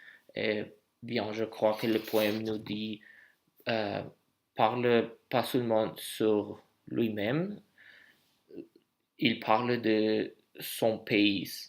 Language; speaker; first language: French; non-native, learner; English